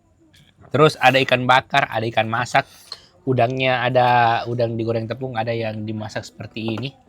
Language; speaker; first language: Malay; native; Malay